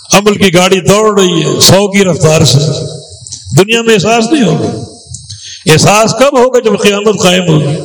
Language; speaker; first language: Urdu; native; Urdu